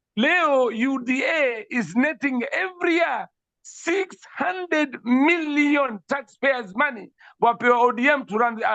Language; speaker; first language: English; non-native, local second language; Swahili